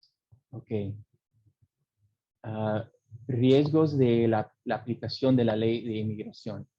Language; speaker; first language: Spanish; early bilingual, heritage; English